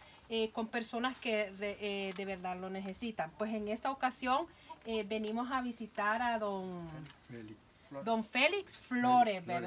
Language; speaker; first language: Spanish; native; Spanish